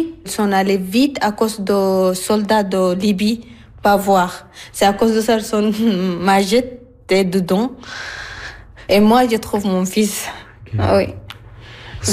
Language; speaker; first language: French; non-native, learner; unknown